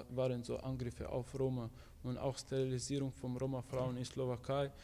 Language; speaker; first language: German; non-native, fluent; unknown